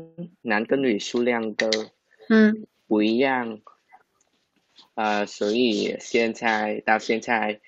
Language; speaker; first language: Chinese; non-native, learner; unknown